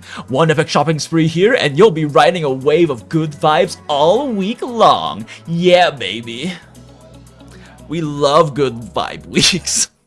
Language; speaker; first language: English; native; English